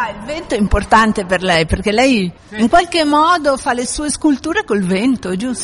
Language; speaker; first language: Italian; native; Italian